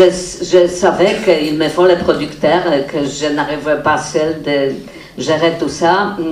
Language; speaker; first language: French; non-native, fluent; Polish